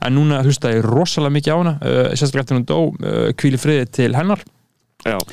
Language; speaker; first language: Icelandic; non-native, fluent; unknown